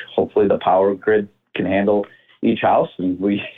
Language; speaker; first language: English; native; English